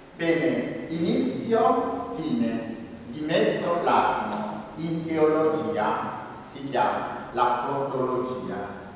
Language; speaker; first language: Italian; non-native, fluent; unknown